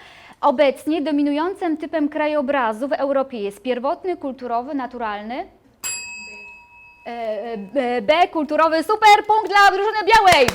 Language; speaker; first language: Polish; non-native, fluent; Slovenian